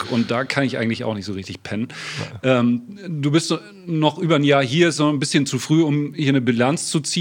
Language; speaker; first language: German; native; German